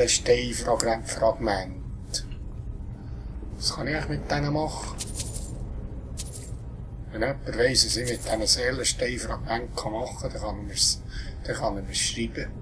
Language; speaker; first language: German; native; German